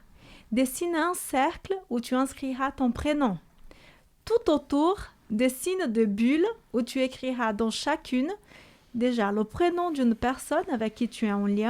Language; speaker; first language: French; native; French